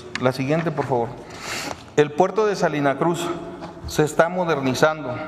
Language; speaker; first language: Spanish; native; Spanish